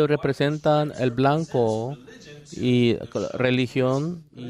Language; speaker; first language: Spanish; non-native, learner; Korean